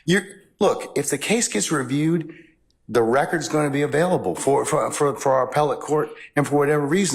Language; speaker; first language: English; native; English